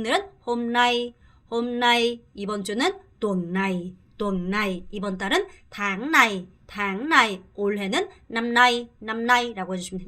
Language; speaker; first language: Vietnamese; non-native, fluent; Korean